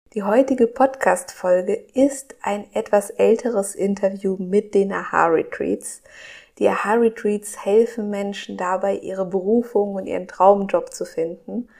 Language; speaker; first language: German; early bilingual, other home language; Russian